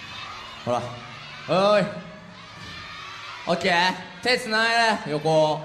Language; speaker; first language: Japanese; native; Japanese